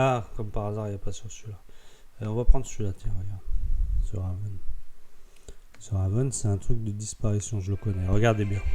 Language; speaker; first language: French; native; French